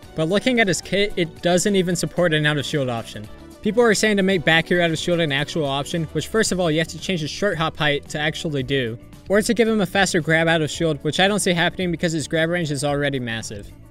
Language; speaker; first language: English; native; English